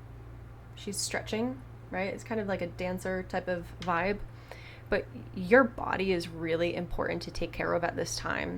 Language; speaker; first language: English; native; English